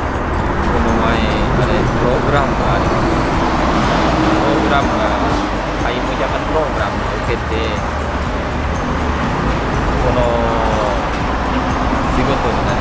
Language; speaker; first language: Japanese; non-native, learner; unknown